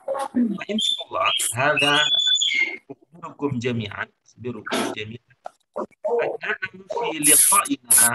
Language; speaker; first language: Arabic; non-native, fluent; Indonesian